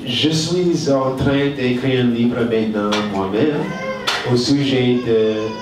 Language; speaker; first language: French; non-native, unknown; English